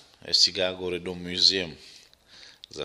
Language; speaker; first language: Bulgarian; non-native, local second language; Arabic